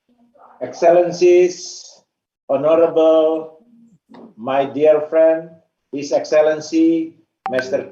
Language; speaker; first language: English; non-native, fluent; Indonesian